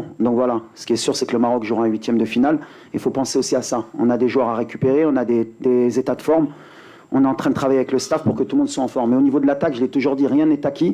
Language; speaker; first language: French; native; French